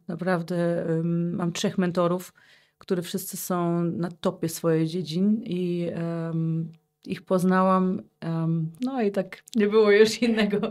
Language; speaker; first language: Polish; early bilingual, heritage; Polish